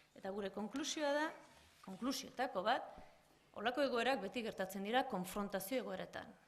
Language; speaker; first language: Basque; native; Basque